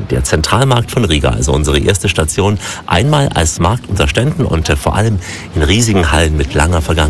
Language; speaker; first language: German; native; German